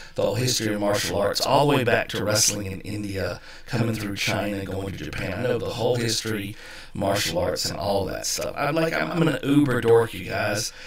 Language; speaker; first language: English; native; English